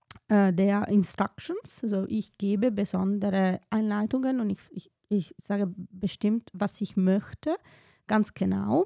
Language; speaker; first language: German; non-native, fluent; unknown